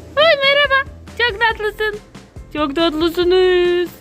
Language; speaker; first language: Turkish; non-native, learner; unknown